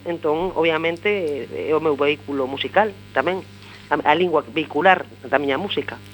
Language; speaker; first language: Galician; non-native, local second language; Spanish